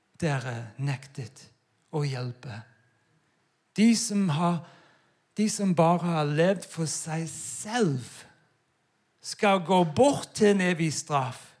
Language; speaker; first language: Norwegian; non-native, fluent; English